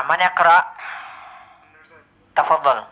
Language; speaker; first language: Arabic; non-native, fluent; Indonesian